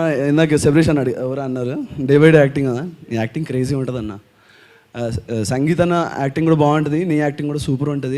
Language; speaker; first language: Telugu; native; Telugu